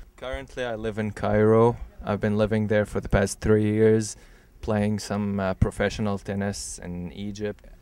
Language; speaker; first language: English; non-native, fluent; Arabic